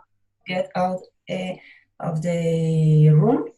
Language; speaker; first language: English; non-native, learner; Spanish